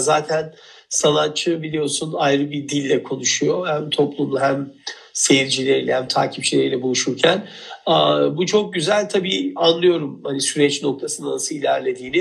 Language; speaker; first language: Turkish; native; Turkish